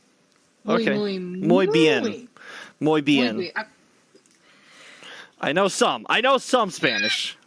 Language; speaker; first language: Spanish; non-native, learner; English